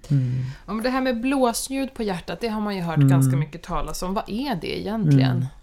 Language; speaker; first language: Swedish; native; Swedish